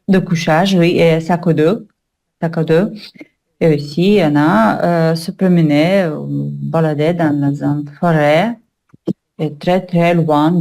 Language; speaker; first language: French; non-native, learner; Russian